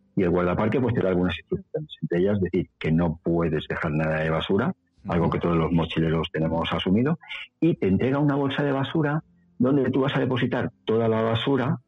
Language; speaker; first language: Spanish; native; Spanish